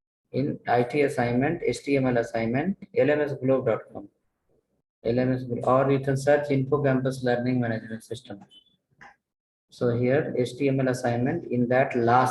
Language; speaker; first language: English; non-native, local second language; Telugu